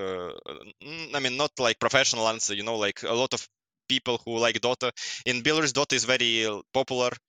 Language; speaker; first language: English; non-native, learner; Russian